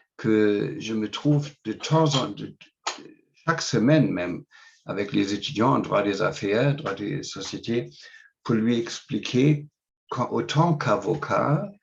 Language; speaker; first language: French; non-native, fluent; English